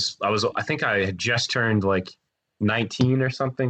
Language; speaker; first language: English; native; English